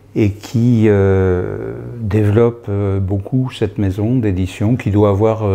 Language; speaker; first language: French; native; French